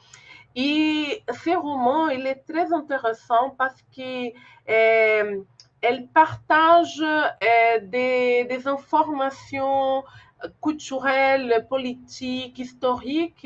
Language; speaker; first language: French; non-native, fluent; Portuguese